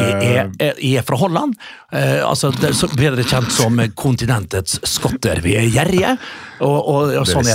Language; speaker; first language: Norwegian; native; Norwegian